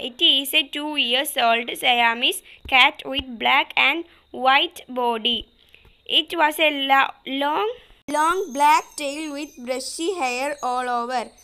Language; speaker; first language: English; non-native, local second language; Malayalam